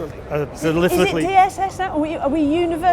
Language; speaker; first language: English; native; English